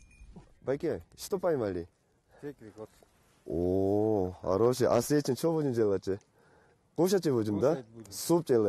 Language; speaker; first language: Russian; non-native, fluent; Korean